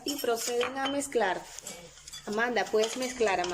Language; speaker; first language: Spanish; native; Spanish